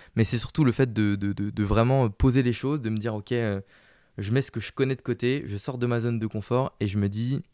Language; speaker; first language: French; native; French